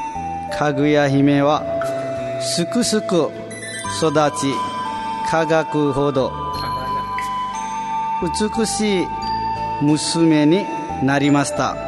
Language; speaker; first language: Japanese; non-native, fluent; Nepali